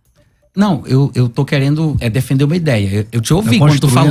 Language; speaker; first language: Portuguese; native; Portuguese